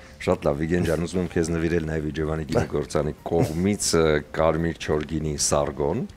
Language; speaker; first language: Armenian; native; Armenian